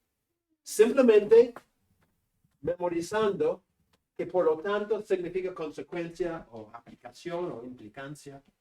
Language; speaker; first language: Spanish; non-native, fluent; English